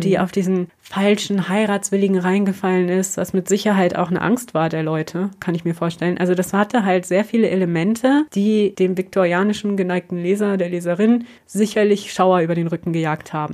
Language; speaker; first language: German; native; German